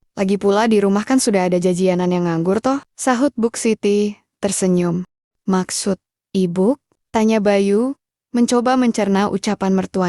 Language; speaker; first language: Indonesian; native; Indonesian